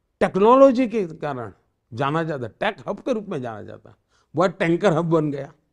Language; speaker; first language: Hindi; native; Hindi